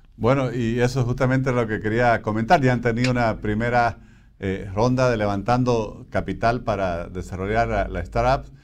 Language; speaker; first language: Spanish; native; Spanish